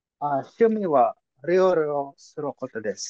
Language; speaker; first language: Japanese; non-native, learner; Filipino